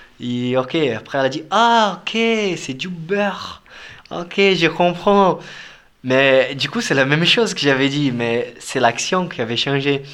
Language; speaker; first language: French; non-native, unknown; Portuguese